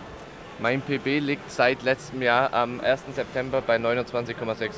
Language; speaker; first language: German; native; German